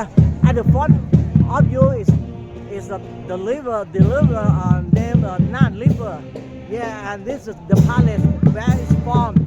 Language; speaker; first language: English; non-native, learner; Thai